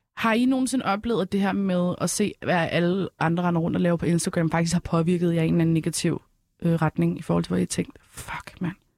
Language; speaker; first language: Danish; early bilingual, other home language; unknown